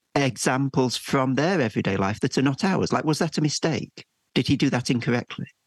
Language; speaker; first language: English; native; English